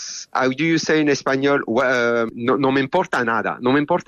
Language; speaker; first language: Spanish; non-native, learner; French